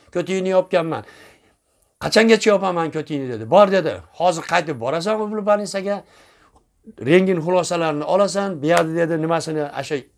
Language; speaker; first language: Uzbek; native; Uzbek